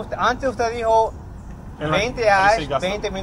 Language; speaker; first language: Portuguese; non-native, learner; English